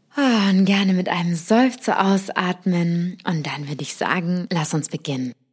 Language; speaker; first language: German; native; German